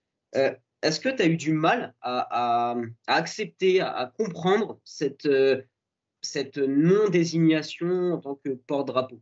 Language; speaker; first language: French; native; French